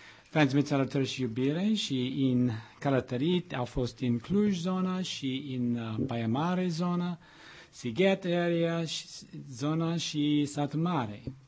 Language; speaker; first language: Romanian; non-native, learner; English